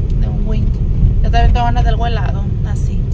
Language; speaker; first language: Spanish; native; Spanish